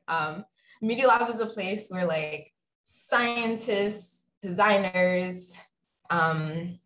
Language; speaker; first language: English; native; English